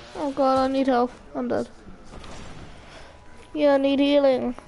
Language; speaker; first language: English; native; English